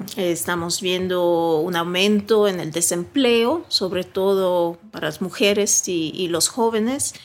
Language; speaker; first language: Spanish; early bilingual, heritage; Swedish